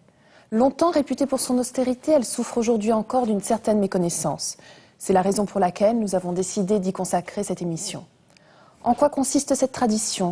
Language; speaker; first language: French; native; French